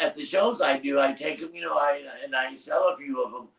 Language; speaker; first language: English; native; English